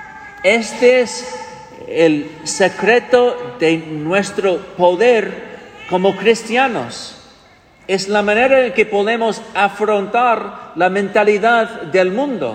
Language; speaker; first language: Spanish; non-native, fluent; English